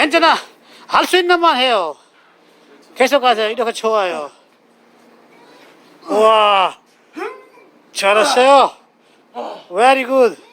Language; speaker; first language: Korean; non-native, learner; Urdu